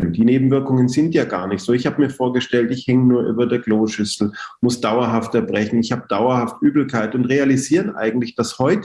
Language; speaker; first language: German; native; German